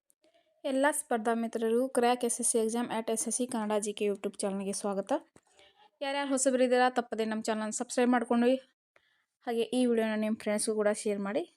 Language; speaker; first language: Kannada; native; Kannada